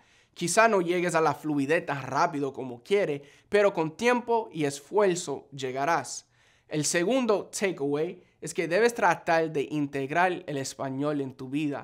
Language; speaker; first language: Spanish; non-native, fluent; English